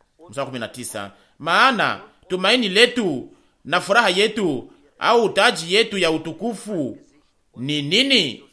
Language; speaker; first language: Swahili; native; Swahili